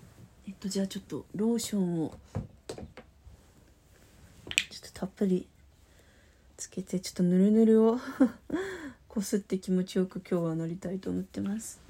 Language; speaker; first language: Japanese; native; Japanese